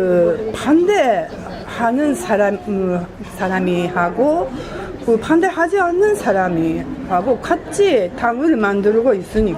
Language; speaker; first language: Korean; non-native, fluent; Japanese